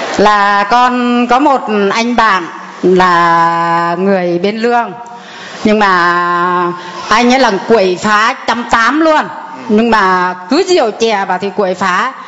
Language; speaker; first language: Vietnamese; non-native, local second language; Muong